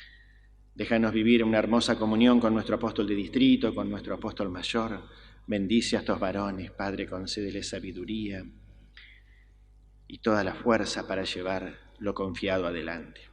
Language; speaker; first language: Spanish; native; Spanish